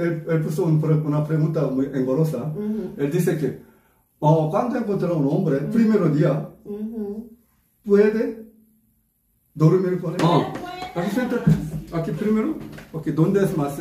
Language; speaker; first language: Spanish; non-native, learner; Korean